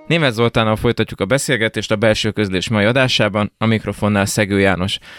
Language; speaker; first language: Hungarian; native; Hungarian